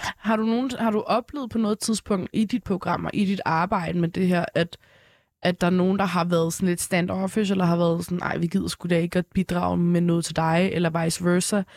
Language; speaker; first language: Danish; early bilingual, other home language; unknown